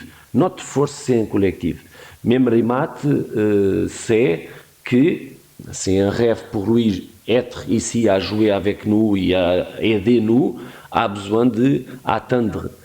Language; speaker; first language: French; non-native, fluent; Portuguese